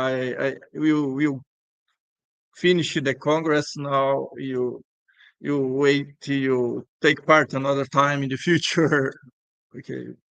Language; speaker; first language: English; non-native, learner; Portuguese